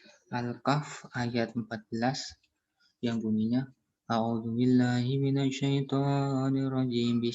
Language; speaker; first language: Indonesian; native; Indonesian